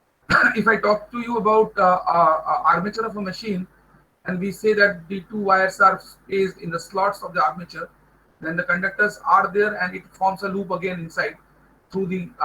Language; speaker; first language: English; non-native, local second language; Bangla